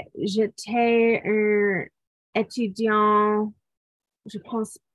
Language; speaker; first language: French; non-native, local second language; English